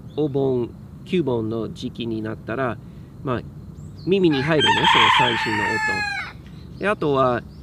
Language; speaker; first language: Japanese; native; Japanese